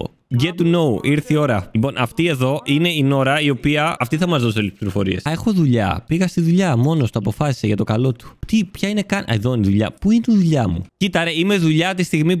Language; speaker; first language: Greek; native; Greek